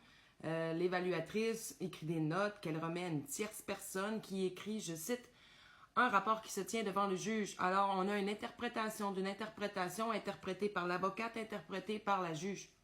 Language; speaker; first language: French; native; French